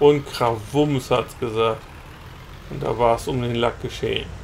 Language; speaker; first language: German; native; German